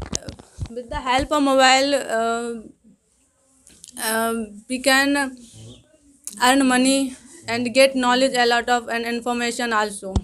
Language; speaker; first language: English; non-native, learner; Hindi